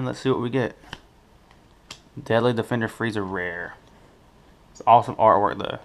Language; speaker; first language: English; native; English